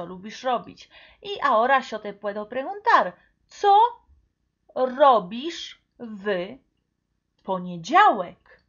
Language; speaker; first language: Spanish; non-native, fluent; Polish